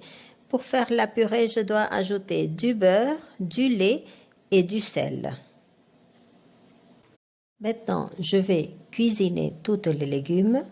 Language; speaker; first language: French; non-native, fluent; Spanish